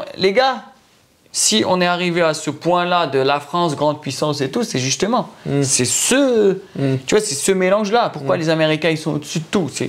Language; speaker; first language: French; non-native, local second language; Arabic